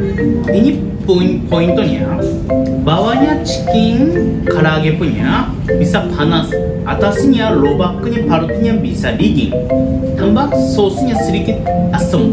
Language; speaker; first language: Indonesian; non-native, learner; Japanese